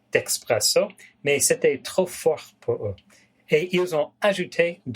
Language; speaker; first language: French; non-native, fluent; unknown